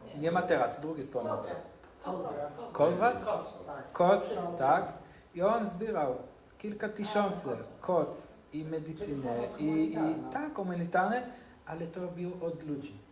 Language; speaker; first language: Polish; non-native, learner; Hebrew